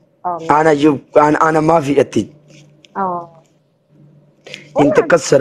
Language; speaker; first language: Arabic; non-native, learner; Punjabi